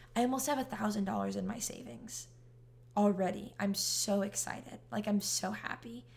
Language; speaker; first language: English; native; English